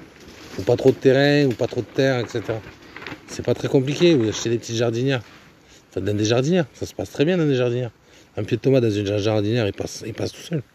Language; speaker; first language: French; native; French